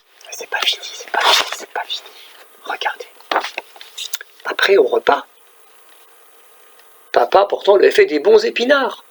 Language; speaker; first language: French; native; French